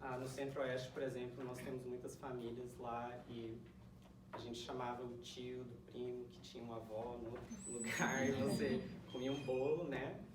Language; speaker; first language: Portuguese; early bilingual, heritage; Portuguese